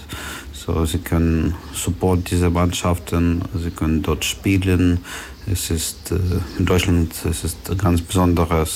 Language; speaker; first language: German; non-native, learner; Ukrainian